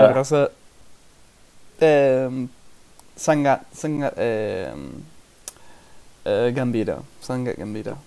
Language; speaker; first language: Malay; non-native, learner; English